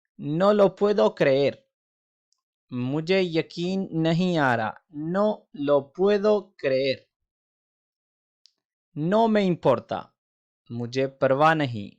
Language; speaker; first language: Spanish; non-native, fluent; Urdu